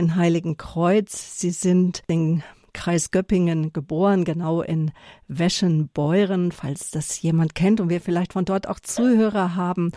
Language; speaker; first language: German; native; German